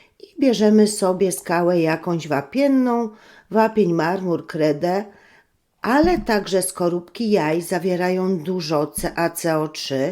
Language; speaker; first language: Polish; native; Polish